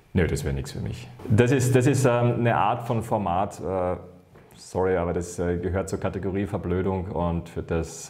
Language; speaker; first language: German; native; German